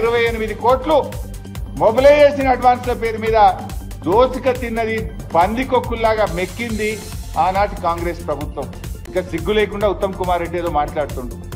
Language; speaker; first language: Telugu; native; Telugu